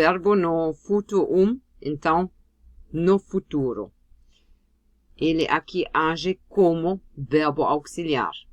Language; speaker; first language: Portuguese; non-native, fluent; German